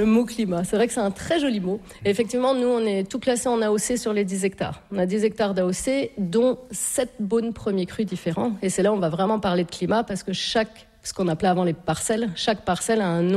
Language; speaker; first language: French; native; French